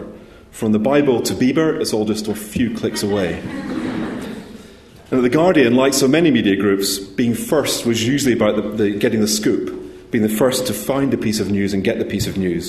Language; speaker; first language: English; native; English